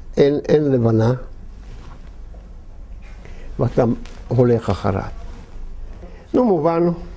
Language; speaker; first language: Hebrew; non-native, fluent; Yiddish